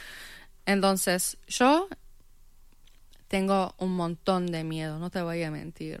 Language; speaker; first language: Spanish; non-native, fluent; Persian